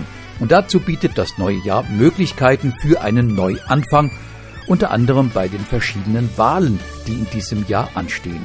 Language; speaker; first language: German; native; German